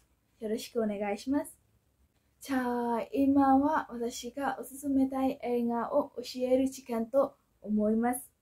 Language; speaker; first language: Japanese; non-native, fluent; Burmese